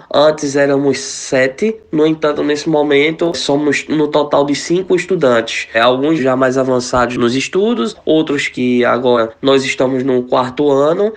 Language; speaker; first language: Portuguese; native; Portuguese